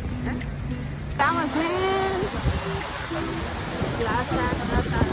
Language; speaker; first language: Spanish; non-native, fluent; Filipino